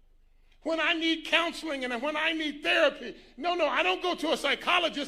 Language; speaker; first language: English; native; English